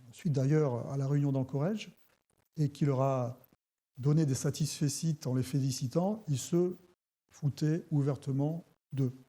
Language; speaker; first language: French; native; French